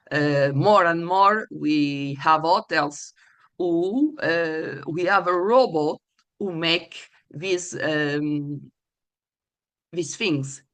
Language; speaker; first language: English; non-native, fluent; Portuguese